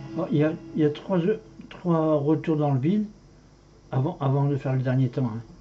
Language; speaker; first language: French; native; French